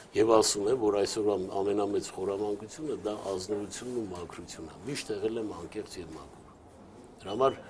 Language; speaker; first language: Armenian; native; Armenian